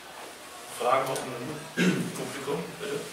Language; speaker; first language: German; native; German